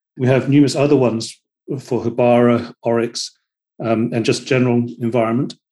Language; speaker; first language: English; native; English